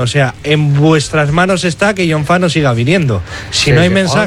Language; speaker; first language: Spanish; native; Spanish